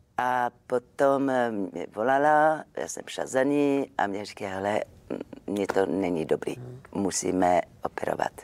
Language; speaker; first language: Czech; non-native, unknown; French